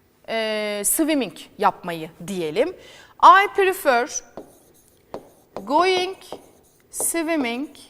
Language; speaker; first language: English; non-native, fluent; Turkish